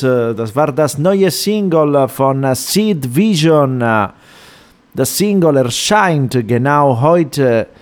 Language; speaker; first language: German; non-native, fluent; Italian